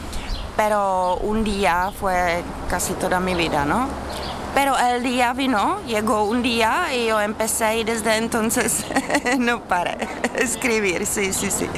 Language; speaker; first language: Spanish; non-native, learner; Czech